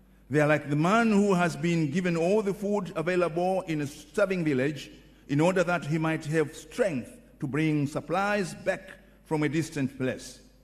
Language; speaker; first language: English; non-native, local second language; Swahili